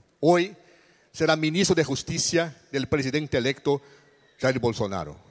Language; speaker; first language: Spanish; non-native, learner; Portuguese